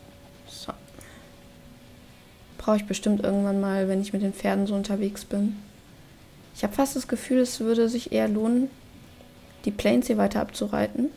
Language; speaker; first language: German; native; German